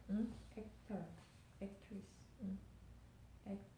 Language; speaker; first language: English; non-native, learner; Korean